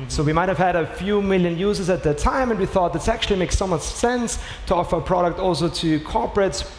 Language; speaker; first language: English; non-native, fluent; German